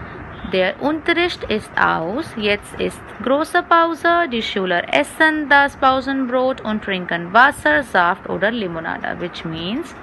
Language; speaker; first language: German; non-native, fluent; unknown